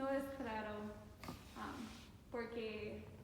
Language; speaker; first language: Spanish; non-native, learner; English